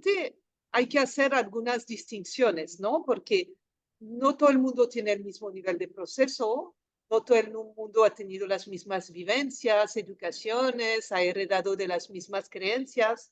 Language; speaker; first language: Spanish; non-native, fluent; French